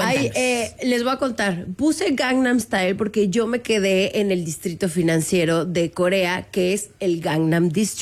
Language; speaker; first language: Spanish; native; Spanish